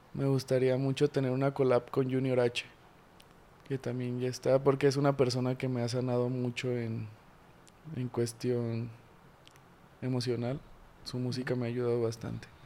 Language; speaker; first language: Spanish; native; Spanish